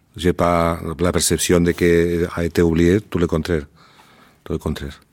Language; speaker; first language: French; non-native, learner; Spanish